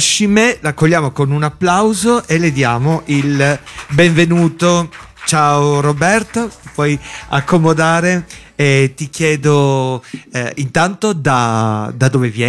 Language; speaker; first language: Italian; native; Italian